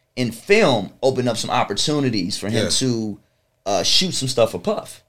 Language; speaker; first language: English; native; English